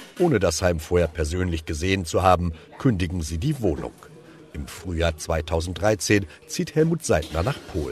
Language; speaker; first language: German; native; German